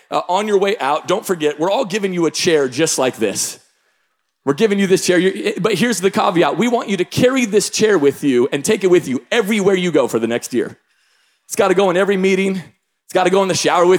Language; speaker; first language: English; native; English